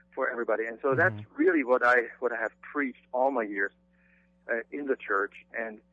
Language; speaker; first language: English; non-native, fluent; German